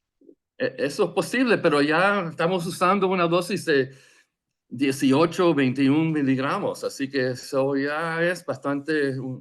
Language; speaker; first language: Spanish; non-native, fluent; English